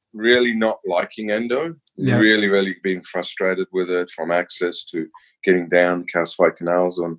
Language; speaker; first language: English; native; English